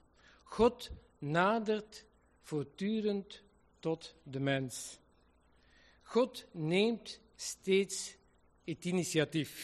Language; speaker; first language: Dutch; native; Dutch